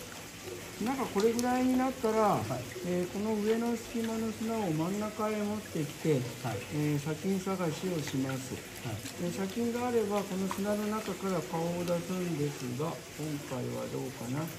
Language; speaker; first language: Japanese; native; Japanese